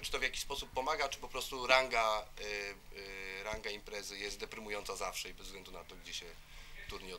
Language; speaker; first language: Polish; native; Polish